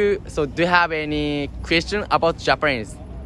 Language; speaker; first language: English; non-native, learner; Japanese